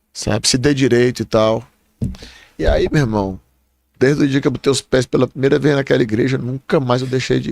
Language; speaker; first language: Portuguese; native; Portuguese